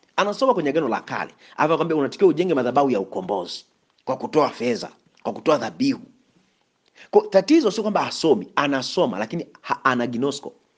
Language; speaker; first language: Swahili; native; Swahili